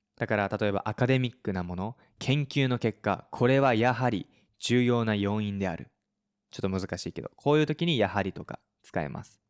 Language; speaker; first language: Japanese; native; Japanese